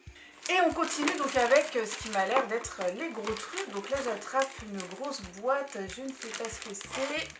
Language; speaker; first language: French; native; French